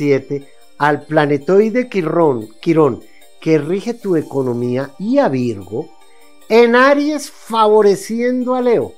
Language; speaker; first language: Spanish; native; Spanish